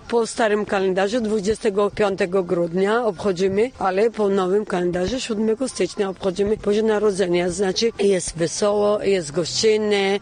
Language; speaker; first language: Polish; non-native, fluent; Georgian